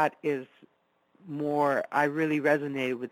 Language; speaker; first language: English; non-native, fluent; Italian